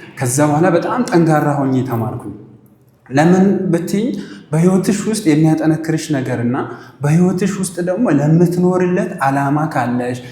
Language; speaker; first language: Amharic; non-native, local second language; Sebat Bet Gurage